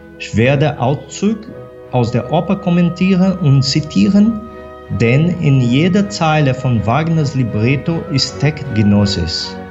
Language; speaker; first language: German; non-native, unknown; Portuguese